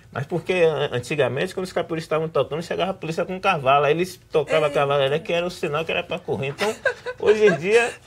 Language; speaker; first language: Portuguese; native; Portuguese